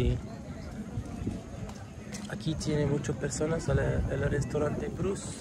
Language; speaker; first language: Spanish; non-native, learner; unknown